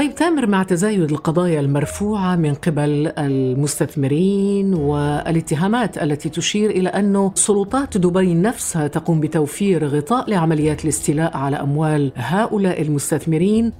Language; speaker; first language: Arabic; native; Arabic